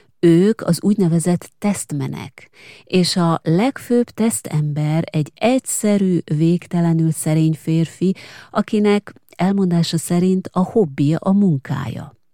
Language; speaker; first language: Hungarian; native; Hungarian